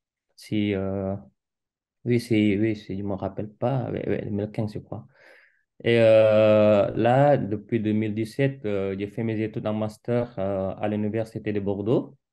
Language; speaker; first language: French; non-native, fluent; Indonesian